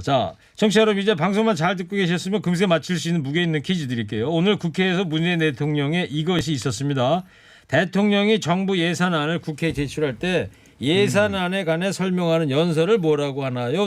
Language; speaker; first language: Korean; native; Korean